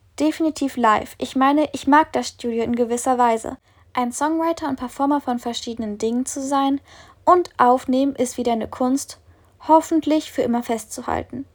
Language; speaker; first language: German; native; German